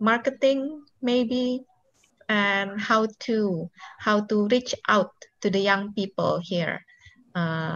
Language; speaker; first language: English; non-native, local second language; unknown